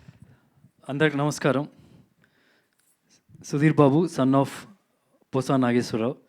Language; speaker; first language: Telugu; native; Telugu